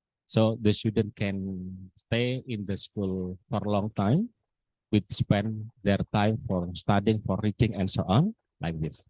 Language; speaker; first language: English; non-native, learner; Indonesian